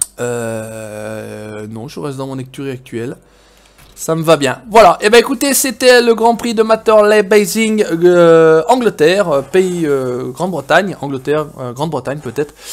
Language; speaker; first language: French; native; French